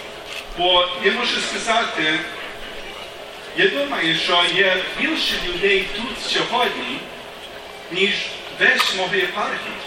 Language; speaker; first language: Ukrainian; non-native, learner; English